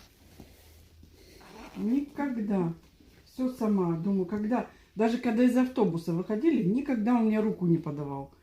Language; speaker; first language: Russian; native; Russian